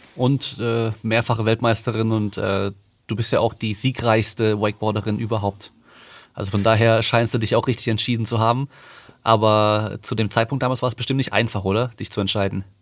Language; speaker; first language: German; native; German